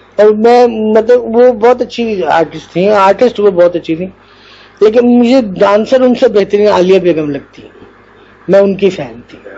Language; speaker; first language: Urdu; non-native, local second language; Punjabi